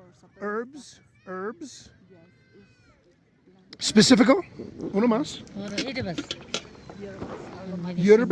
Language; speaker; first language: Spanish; non-native, learner; English